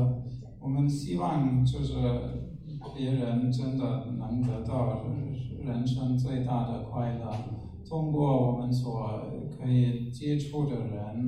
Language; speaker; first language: Chinese; non-native, fluent; German